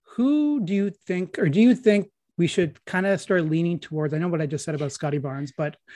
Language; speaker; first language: English; native; English